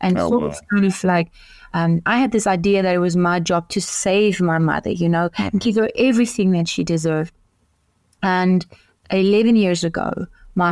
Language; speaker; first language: English; non-native, local second language; Afrikaans